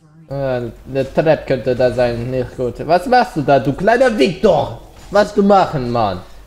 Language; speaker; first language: German; native; German